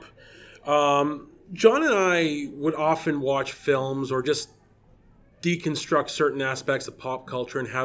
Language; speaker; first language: English; native; English